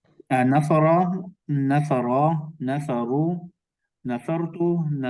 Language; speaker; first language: Arabic; non-native, learner; Urdu